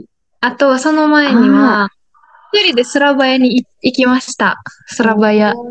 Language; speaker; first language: Japanese; native; Japanese